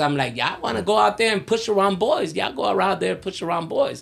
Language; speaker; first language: English; early bilingual, other home language; Spanish